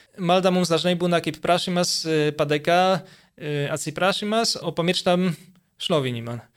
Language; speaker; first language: Lithuanian; early bilingual, heritage; Lithuanian